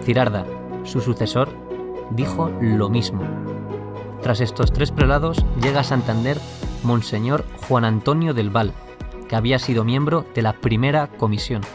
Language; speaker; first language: Spanish; native; Spanish